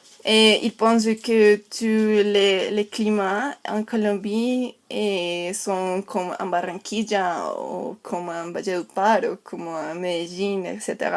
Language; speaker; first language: French; non-native, learner; Spanish